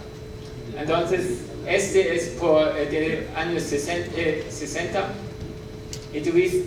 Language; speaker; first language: Spanish; non-native, learner; German